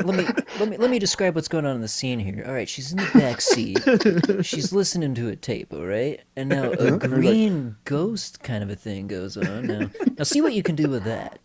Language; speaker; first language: English; native; English